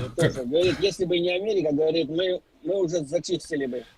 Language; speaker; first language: Russian; non-native, local second language; Ukrainian